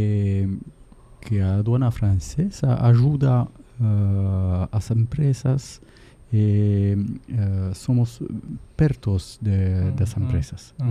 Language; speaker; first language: Portuguese; non-native, learner; French